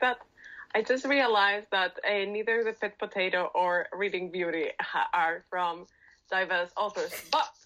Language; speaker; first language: English; non-native, fluent; Catalan